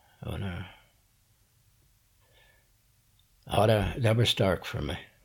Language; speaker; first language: Swedish; non-native, learner; English